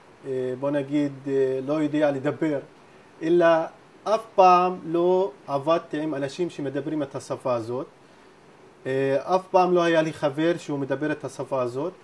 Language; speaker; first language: Hebrew; non-native, local second language; Arabic